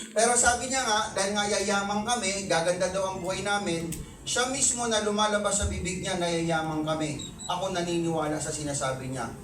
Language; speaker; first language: Filipino; non-native, local second language; Cebuano